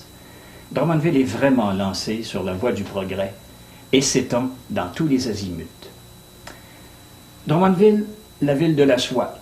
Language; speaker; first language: French; native; French